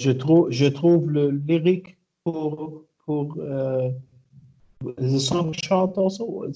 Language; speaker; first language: French; non-native, learner; Arabic